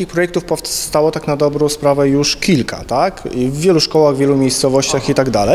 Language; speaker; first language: Polish; native; Polish